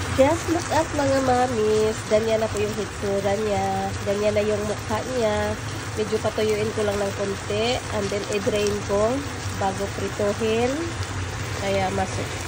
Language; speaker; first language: Filipino; native; Filipino